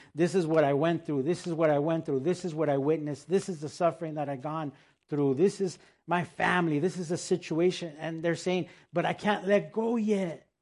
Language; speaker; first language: English; early bilingual, other home language; Spanish